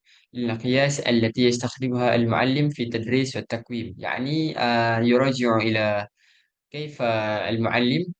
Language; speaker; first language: Arabic; non-native, learner; Malay